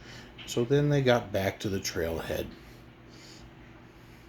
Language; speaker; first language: English; native; English